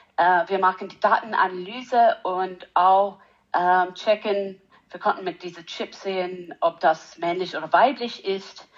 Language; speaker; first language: German; non-native, learner; English